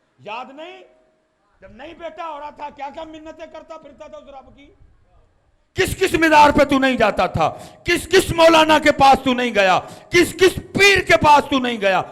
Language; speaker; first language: Urdu; non-native, local second language; Punjabi